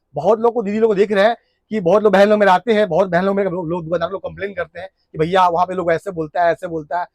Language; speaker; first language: Hindi; non-native, local second language; Bangla